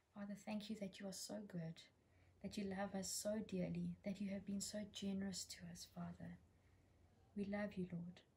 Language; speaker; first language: English; native; English